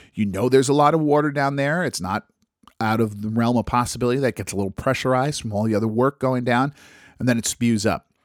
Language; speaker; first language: English; native; English